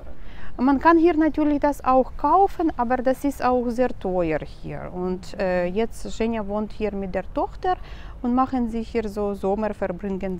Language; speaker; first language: German; non-native, fluent; Russian